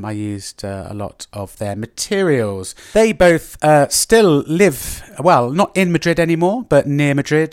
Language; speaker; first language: English; native; English